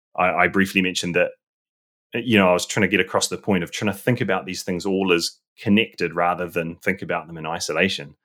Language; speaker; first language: English; native; English